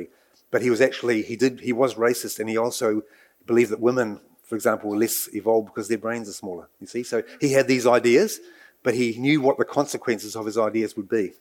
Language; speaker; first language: English; native; English